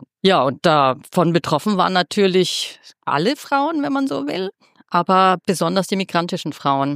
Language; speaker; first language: German; native; German